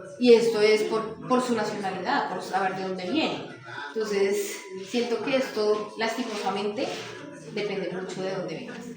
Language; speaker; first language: Spanish; native; Spanish